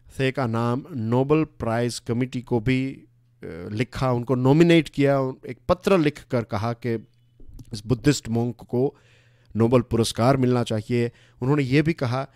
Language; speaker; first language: Hindi; non-native, local second language; Gujarati